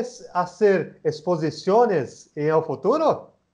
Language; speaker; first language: Spanish; non-native, learner; Portuguese